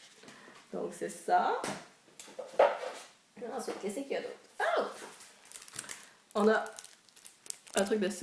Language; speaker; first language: French; native; French